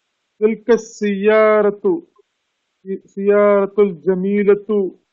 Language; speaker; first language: Arabic; non-native, learner; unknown